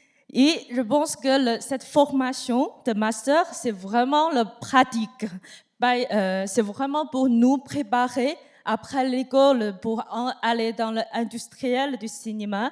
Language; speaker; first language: French; non-native, learner; Chinese